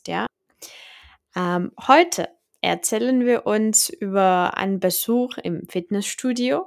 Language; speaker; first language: German; non-native, fluent; Czech